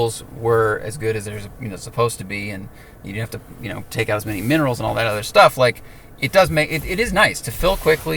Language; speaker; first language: English; native; English